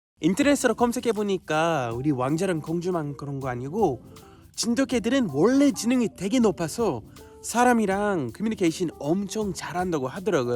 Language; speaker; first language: Korean; non-native, fluent; English